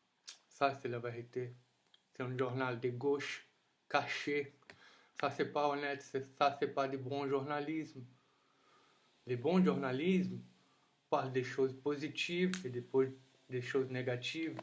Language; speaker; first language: French; non-native, fluent; Portuguese